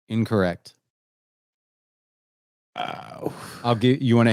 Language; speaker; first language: English; native; English